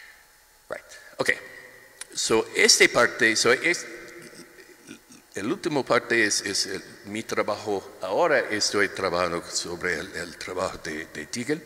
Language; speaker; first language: Spanish; non-native, learner; English